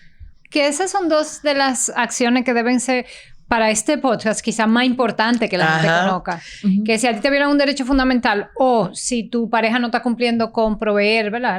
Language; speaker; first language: Spanish; native; Spanish